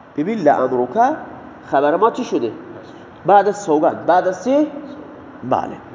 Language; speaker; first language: Persian; non-native, local second language; Baluchi